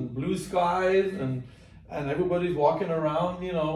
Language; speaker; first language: English; non-native, fluent; Persian